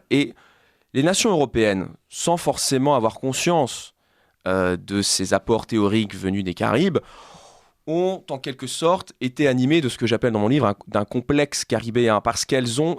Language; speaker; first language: French; native; French